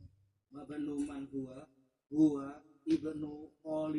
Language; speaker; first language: Arabic; non-native, learner; Indonesian